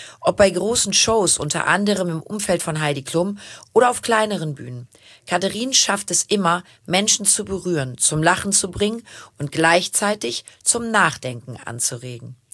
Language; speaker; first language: German; native; German